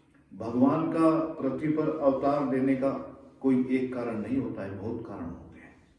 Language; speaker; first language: Hindi; native; Hindi